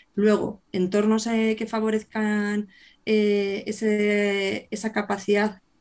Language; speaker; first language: Spanish; native; Spanish